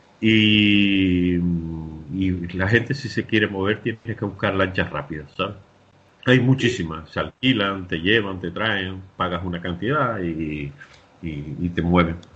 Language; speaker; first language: Spanish; native; Spanish